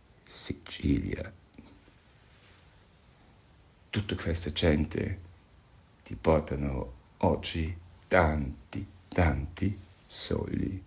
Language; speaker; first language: Italian; non-native, fluent; German